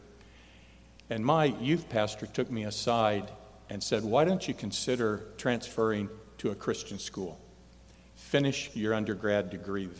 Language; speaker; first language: English; native; English